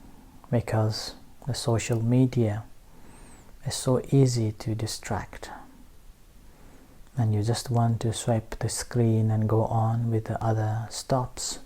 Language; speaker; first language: English; non-native, fluent; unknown